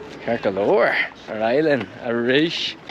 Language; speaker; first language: Irish; non-native, local second language; English